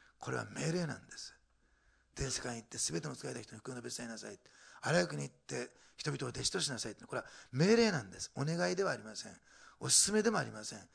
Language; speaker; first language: Japanese; native; Japanese